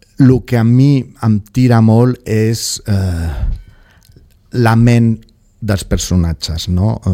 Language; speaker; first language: Catalan; non-native, local second language; Spanish